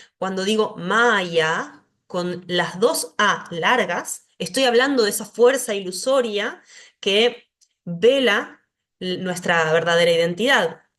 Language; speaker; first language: Spanish; native; Spanish